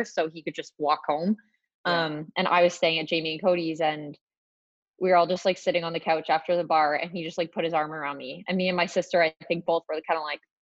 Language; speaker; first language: English; native; English